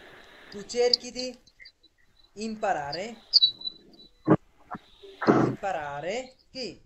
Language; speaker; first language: Italian; non-native, fluent; Bangla